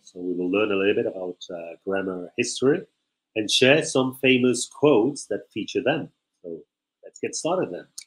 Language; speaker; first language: English; non-native, fluent; Spanish